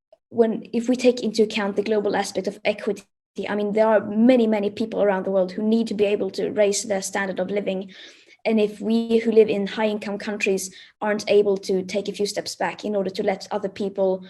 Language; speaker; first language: English; non-native, fluent; Swedish